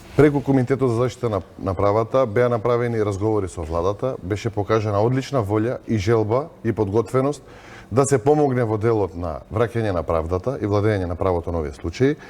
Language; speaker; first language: Macedonian; native; Macedonian